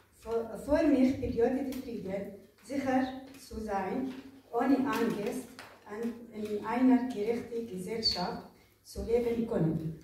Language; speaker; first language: German; non-native, learner; Arabic